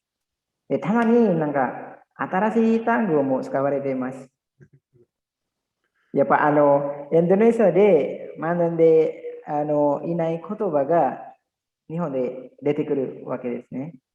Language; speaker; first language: Japanese; non-native, learner; Indonesian